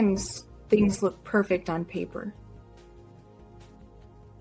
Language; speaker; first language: English; native; English